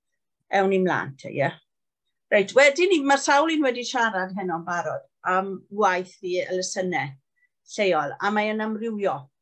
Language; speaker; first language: Welsh; native; Welsh